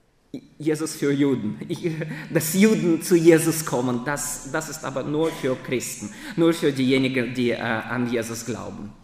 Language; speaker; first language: German; non-native, fluent; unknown